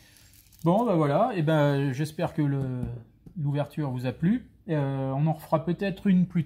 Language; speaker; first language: French; native; French